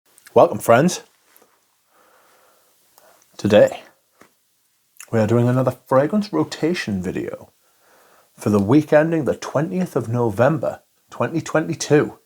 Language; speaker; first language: English; native; English